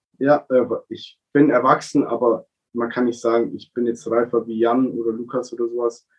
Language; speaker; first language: German; early bilingual, other home language; Italian